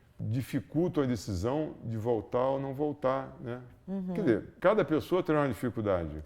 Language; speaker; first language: Portuguese; native; Portuguese